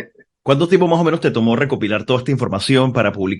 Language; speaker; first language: Spanish; native; Spanish